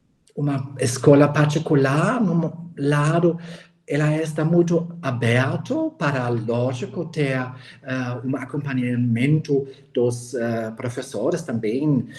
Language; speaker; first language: Portuguese; non-native, fluent; German